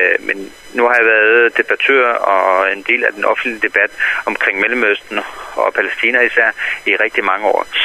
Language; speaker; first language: Danish; non-native, fluent; Arabic